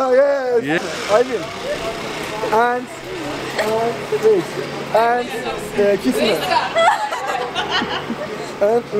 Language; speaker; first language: English; non-native, learner; Turkish